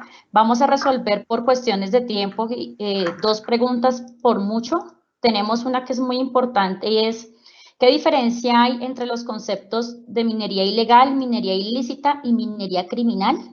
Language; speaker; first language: Spanish; native; Spanish